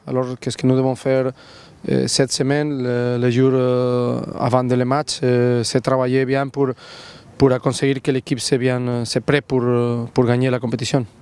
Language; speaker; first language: French; non-native, learner; Spanish